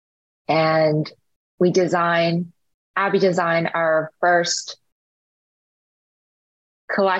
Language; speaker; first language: English; native; English